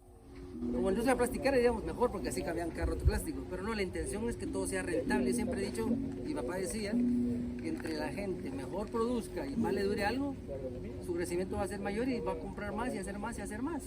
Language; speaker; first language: Spanish; native; Spanish